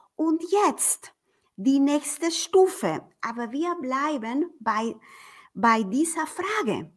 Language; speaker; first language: German; non-native, fluent; Spanish